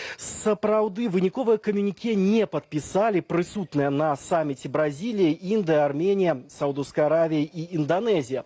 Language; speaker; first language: Belarusian; native; Belarusian